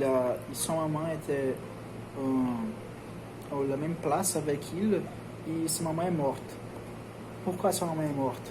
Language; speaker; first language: French; non-native, learner; Portuguese